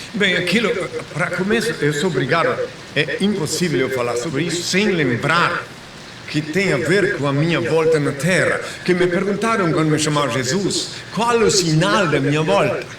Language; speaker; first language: Portuguese; native; Portuguese